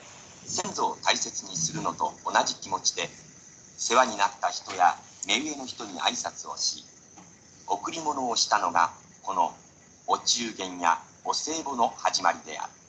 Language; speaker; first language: Japanese; non-native, learner; Indonesian